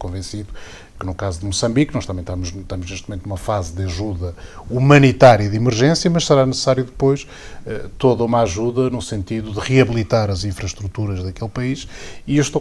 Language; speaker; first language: Portuguese; native; Portuguese